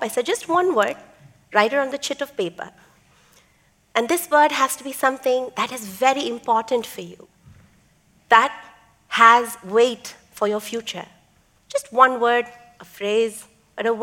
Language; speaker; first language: English; non-native, local second language; Tamil